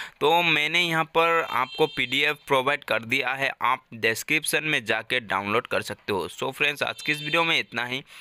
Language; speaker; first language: Hindi; native; Hindi